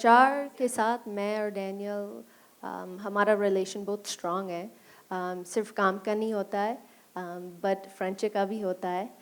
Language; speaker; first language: Hindi; non-native, learner; English